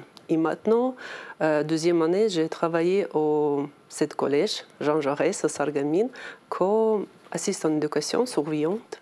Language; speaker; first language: French; non-native, learner; Ukrainian